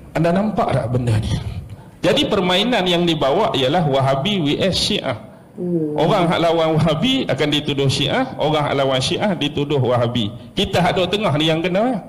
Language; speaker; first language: Malay; native; Malay